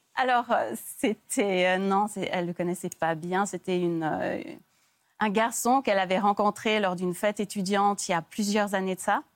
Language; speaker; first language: French; native; French